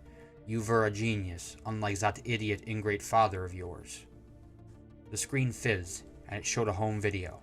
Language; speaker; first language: English; native; English